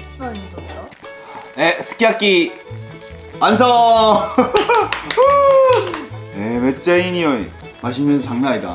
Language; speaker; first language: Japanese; non-native, fluent; Korean